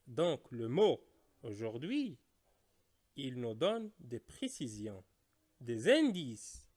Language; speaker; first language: French; non-native, local second language; Arabic